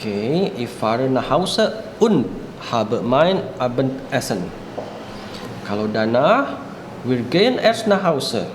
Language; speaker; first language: German; non-native, fluent; Indonesian